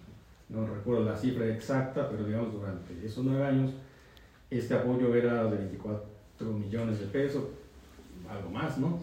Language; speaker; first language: Spanish; native; Spanish